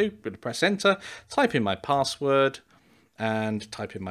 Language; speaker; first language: English; native; English